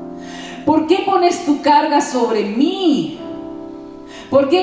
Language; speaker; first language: Spanish; native; Spanish